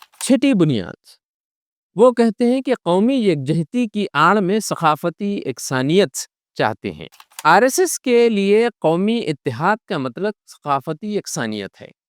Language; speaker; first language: Urdu; native; Urdu